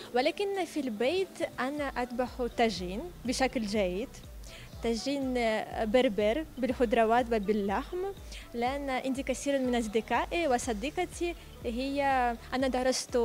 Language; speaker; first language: Arabic; non-native, fluent; Ukrainian